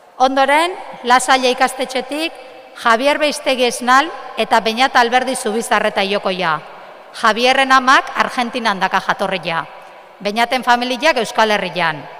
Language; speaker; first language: Basque; native; Basque